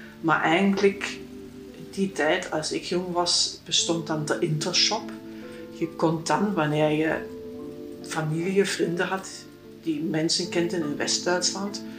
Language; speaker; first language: Dutch; non-native, fluent; German